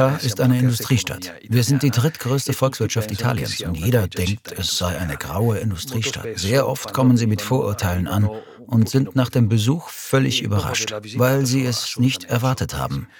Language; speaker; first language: German; non-native, fluent; Italian